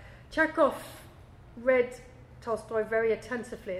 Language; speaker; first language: English; native; English